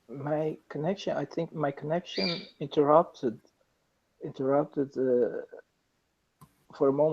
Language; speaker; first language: English; non-native, learner; Persian